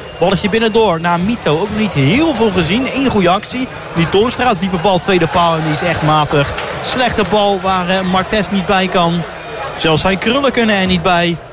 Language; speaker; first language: Dutch; native; Dutch